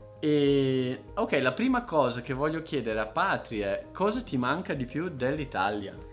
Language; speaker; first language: Italian; native; Italian